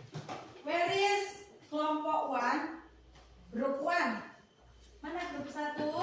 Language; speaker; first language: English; non-native, learner; Indonesian